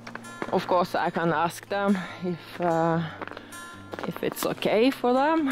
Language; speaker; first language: English; non-native, learner; Norwegian